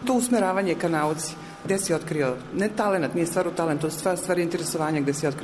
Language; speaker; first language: Serbian; native; Serbian